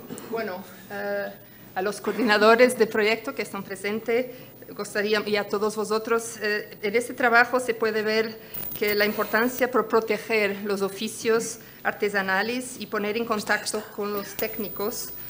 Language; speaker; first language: Spanish; non-native, fluent; Portuguese